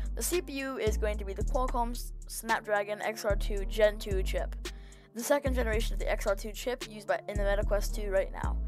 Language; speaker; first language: English; native; English